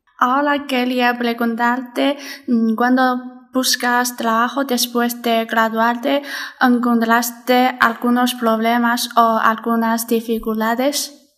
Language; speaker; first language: Spanish; non-native, learner; Chinese